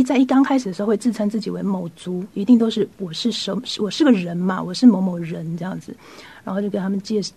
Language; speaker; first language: Chinese; native; Chinese